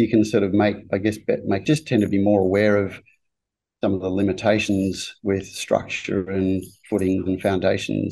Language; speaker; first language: English; native; English